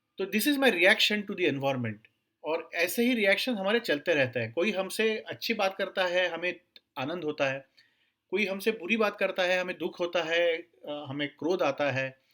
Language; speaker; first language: Hindi; non-native, local second language; Marathi